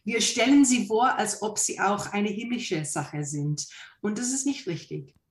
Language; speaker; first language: German; non-native, fluent; English